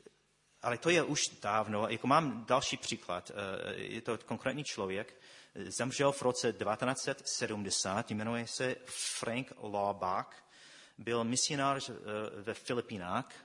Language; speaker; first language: Czech; non-native, fluent; English